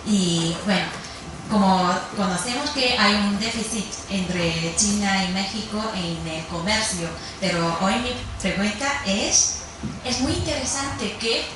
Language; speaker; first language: Spanish; non-native, fluent; Chinese